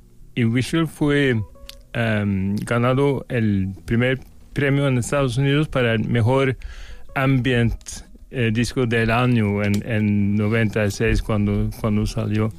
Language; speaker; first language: Spanish; non-native, fluent; Norwegian